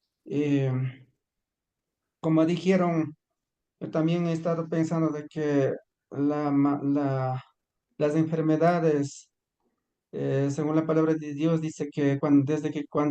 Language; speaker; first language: Spanish; non-native, local second language; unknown